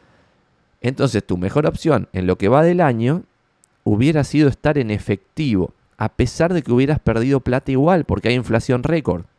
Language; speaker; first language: Spanish; native; Spanish